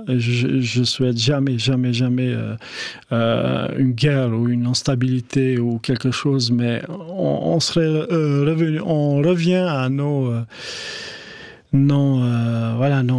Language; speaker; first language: French; non-native, fluent; Albanian